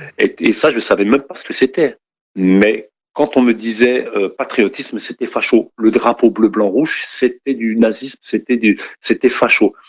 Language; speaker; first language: French; native; French